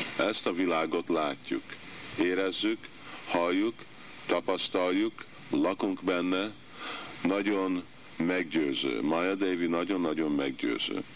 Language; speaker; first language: Hungarian; early bilingual, heritage; Hungarian